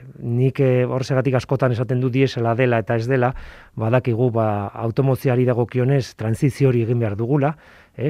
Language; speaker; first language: Basque; non-native, local second language; Spanish